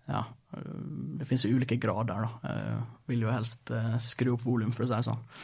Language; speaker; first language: Norwegian; early bilingual, other home language; Swedish